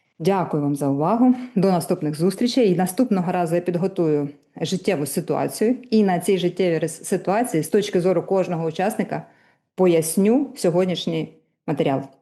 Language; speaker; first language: Ukrainian; non-native, local second language; Russian